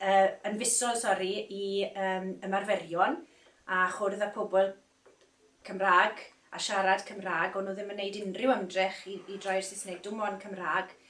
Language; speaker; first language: Welsh; native; Welsh